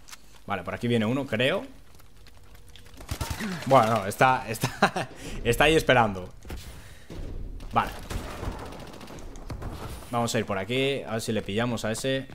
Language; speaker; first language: Spanish; native; Spanish